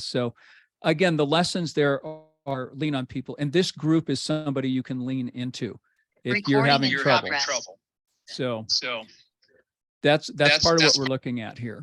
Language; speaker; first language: English; native; English